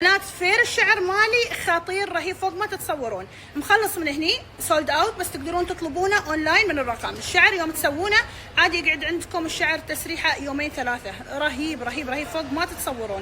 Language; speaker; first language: Arabic; native; Arabic